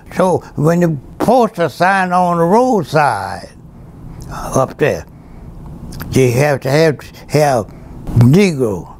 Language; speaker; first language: English; native; English